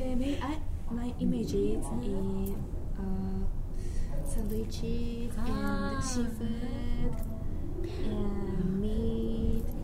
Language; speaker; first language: English; non-native, learner; Japanese